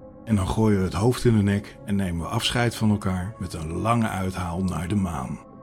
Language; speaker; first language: Dutch; native; Dutch